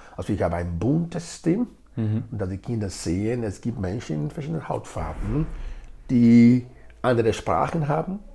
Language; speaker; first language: German; non-native, fluent; Bini